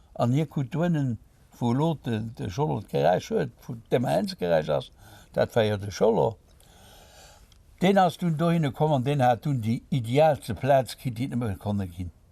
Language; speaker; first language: Luxembourgish; native; Luxembourgish